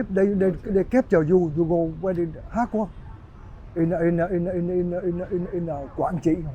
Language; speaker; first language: English; non-native, learner; Vietnamese